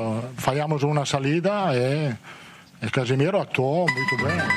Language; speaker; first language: Portuguese; non-native, fluent; Italian